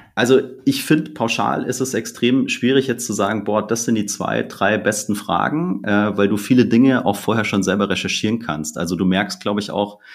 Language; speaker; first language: German; native; German